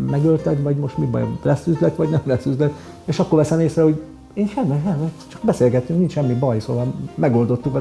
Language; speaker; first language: Hungarian; early bilingual, other home language; Arabic